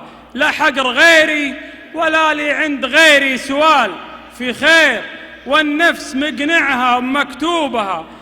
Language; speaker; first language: Arabic; native; Arabic